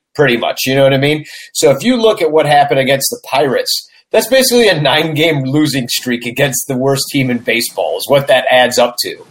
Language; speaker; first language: English; native; English